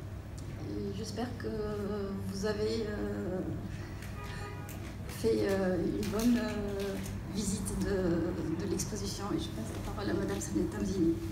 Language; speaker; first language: French; non-native, local second language; Arabic